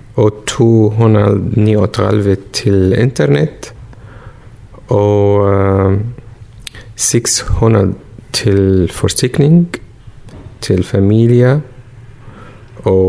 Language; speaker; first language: Danish; non-native, learner; Arabic